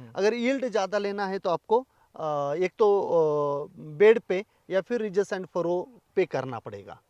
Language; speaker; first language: Hindi; non-native, local second language; Marathi